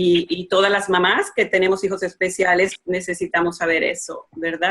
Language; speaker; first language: Spanish; native; Spanish